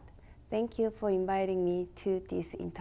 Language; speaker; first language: English; non-native, learner; Korean